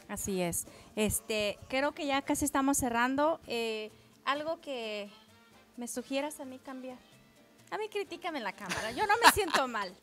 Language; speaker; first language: Spanish; native; Spanish